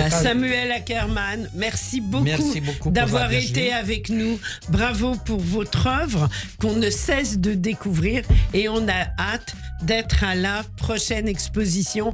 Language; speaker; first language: French; native; French